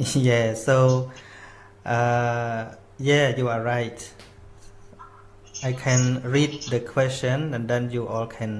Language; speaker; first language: English; non-native, fluent; Khmer